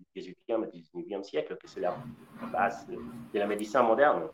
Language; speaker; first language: French; non-native, learner; Spanish